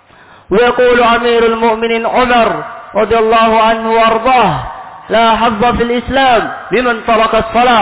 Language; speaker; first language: Arabic; non-native, learner; Indonesian